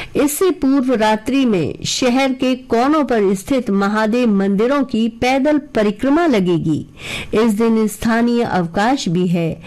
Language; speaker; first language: Hindi; native; Hindi